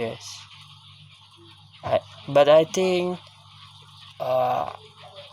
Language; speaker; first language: English; non-native, learner; Indonesian